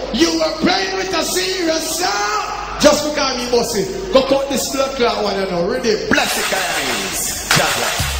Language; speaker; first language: English; non-native, local second language; Jamaican Creole English